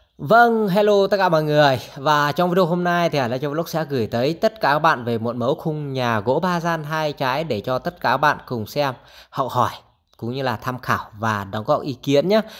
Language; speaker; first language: Vietnamese; non-native, local second language; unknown